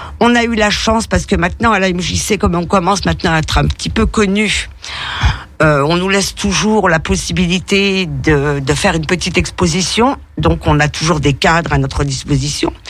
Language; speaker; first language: French; native; French